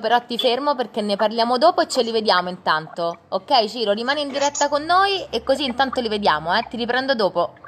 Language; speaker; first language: Italian; native; Italian